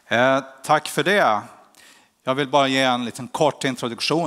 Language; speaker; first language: Swedish; native; Swedish